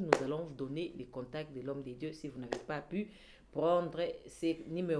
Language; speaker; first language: French; non-native, local second language; Lingala